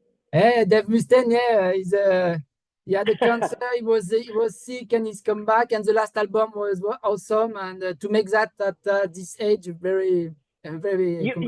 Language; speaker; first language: English; non-native, learner; French